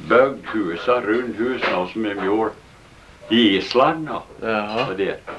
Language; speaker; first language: Norwegian; early bilingual, heritage; Norwegian